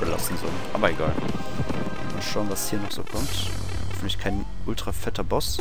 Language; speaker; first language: German; native; German